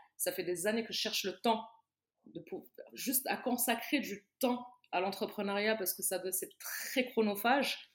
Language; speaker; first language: French; non-native, local second language; Arabic